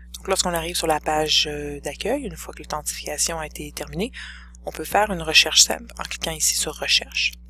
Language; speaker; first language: French; native; French